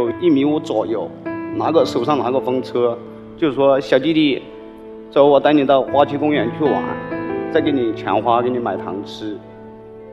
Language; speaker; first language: Chinese; native; Chinese